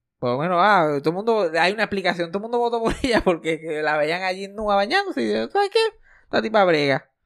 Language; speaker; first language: Spanish; native; Spanish